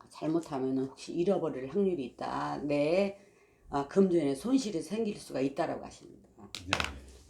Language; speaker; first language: Korean; native; Korean